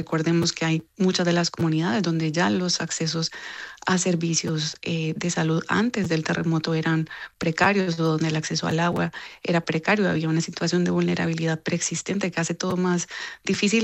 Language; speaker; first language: Spanish; native; Spanish